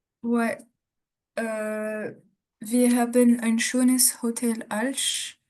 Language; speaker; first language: German; non-native, learner; French